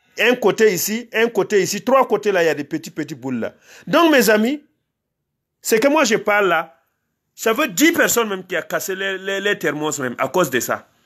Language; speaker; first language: French; non-native, local second language; Mossi